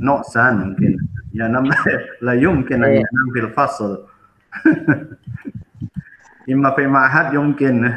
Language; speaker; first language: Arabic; non-native, fluent; Indonesian